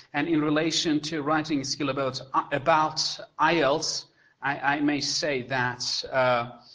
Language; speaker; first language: English; non-native, fluent; Persian